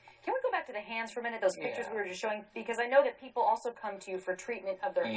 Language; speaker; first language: English; native; English